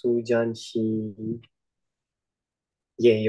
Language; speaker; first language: Korean; non-native, learner; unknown